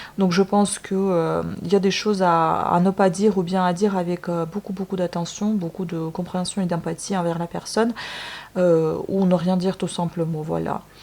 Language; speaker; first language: French; non-native, fluent; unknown